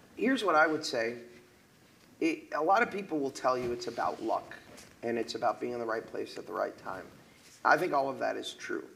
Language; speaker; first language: English; native; English